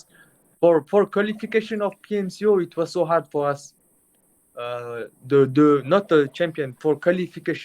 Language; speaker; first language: English; non-native, learner; Mongolian